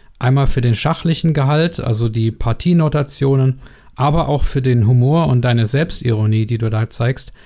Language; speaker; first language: German; native; German